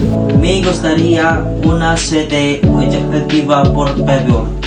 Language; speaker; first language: Spanish; non-native, learner; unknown